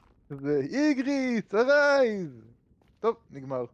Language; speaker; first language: Hebrew; native; Hebrew